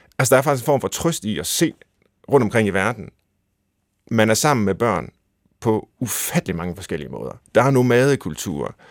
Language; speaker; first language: Danish; native; Danish